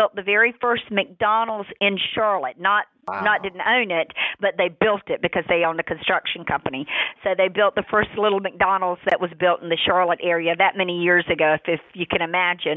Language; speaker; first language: English; native; English